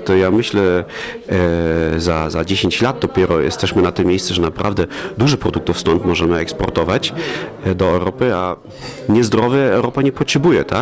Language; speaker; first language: Polish; non-native, fluent; German